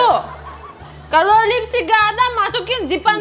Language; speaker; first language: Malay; non-native, learner; Russian